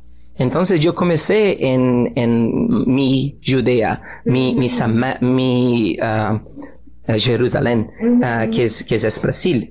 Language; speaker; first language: Spanish; non-native, learner; Portuguese